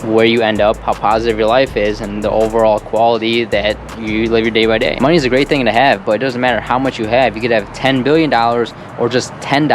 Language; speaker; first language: English; native; English